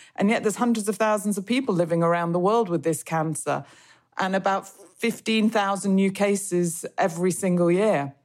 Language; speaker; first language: English; native; English